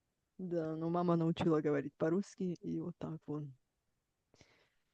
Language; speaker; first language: Russian; early bilingual, heritage; Russian